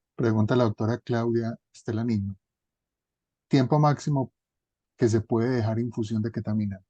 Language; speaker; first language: Spanish; native; Spanish